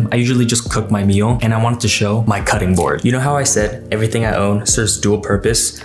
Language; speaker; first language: English; non-native, fluent; Spanish